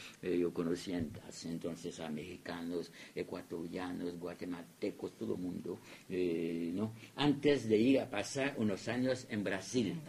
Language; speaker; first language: Spanish; non-native, fluent; French